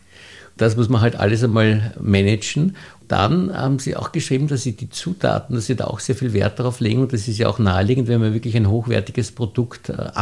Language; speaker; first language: German; native; German